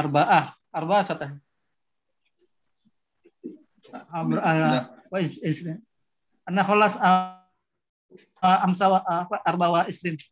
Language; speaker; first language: Arabic; non-native, learner; Indonesian